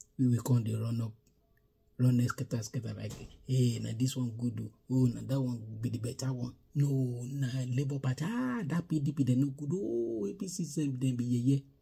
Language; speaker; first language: Nigerian Pidgin; non-native, local second language; Yoruba